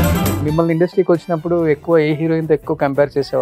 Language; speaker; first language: Telugu; native; Telugu